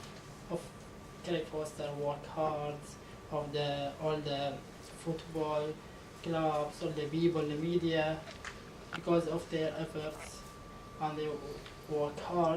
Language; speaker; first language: English; non-native, learner; Arabic